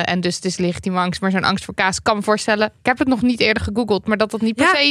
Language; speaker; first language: Dutch; native; Dutch